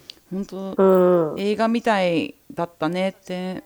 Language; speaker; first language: Japanese; early bilingual, heritage; Japanese